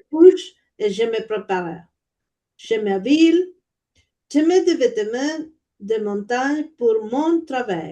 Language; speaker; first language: French; non-native, learner; Spanish